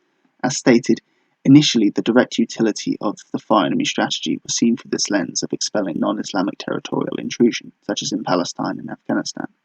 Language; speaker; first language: English; native; English